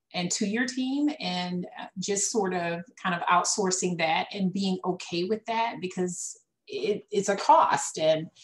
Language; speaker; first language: English; native; English